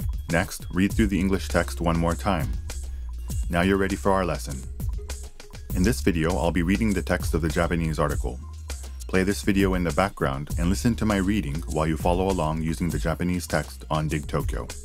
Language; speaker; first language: English; native; English